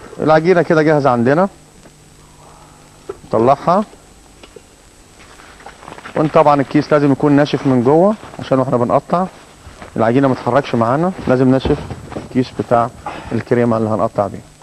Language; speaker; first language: Arabic; native; Arabic